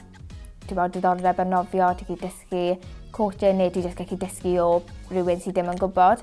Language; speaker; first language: Welsh; native; Welsh